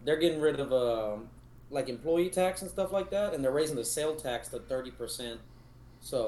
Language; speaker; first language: English; native; English